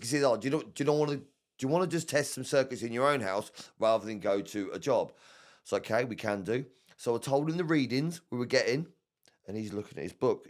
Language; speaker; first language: English; native; English